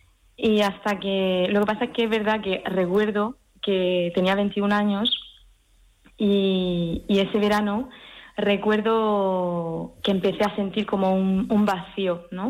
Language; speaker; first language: Spanish; early bilingual, heritage; French